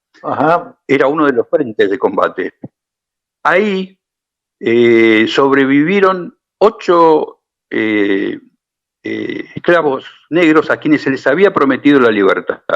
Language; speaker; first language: Spanish; native; Spanish